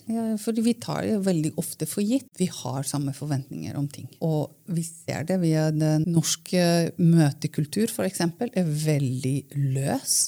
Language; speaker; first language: Norwegian; non-native, fluent; Romanian